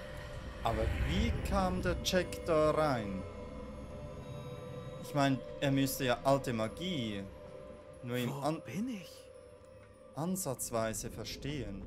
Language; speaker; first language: German; native; German